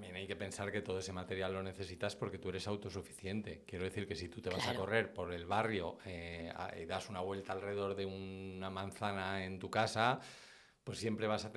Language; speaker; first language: Spanish; native; Spanish